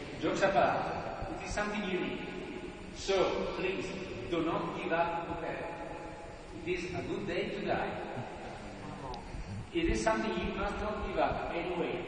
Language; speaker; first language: English; non-native, fluent; Italian